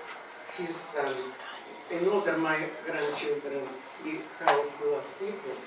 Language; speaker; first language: English; non-native, learner; Russian